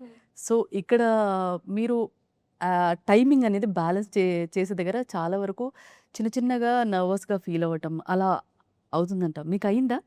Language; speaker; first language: Telugu; native; Telugu